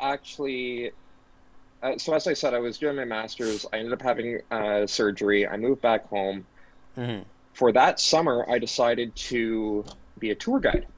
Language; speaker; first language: English; native; English